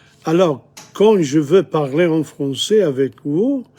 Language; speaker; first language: French; non-native, fluent; English